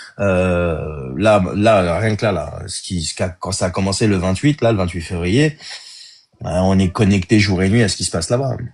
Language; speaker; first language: French; early bilingual, other home language; Arabic